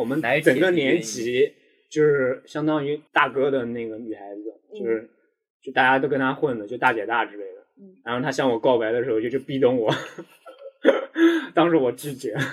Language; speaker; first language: Chinese; native; Chinese